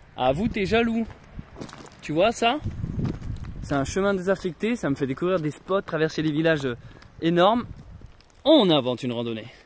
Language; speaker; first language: French; native; French